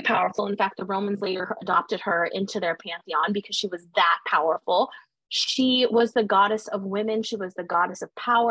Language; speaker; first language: English; native; English